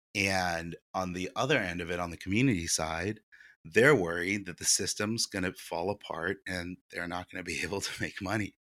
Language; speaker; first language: English; early bilingual, other home language; Russian